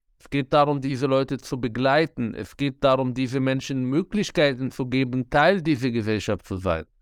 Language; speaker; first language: German; non-native, fluent; Arabic